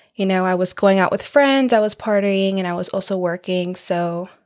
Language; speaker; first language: English; native; English